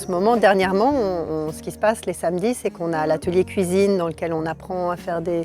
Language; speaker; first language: French; native; French